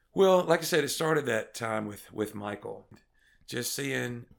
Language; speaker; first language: English; native; English